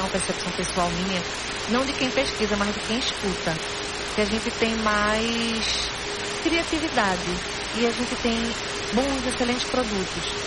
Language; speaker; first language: Portuguese; native; Portuguese